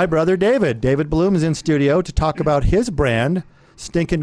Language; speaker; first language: English; native; English